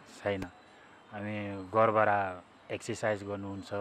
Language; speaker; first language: Nepali; non-native, learner; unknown